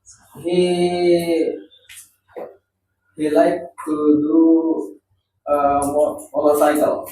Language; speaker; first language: English; non-native, learner; Indonesian